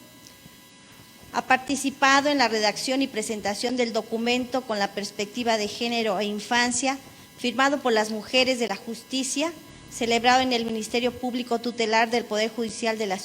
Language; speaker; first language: Spanish; native; Spanish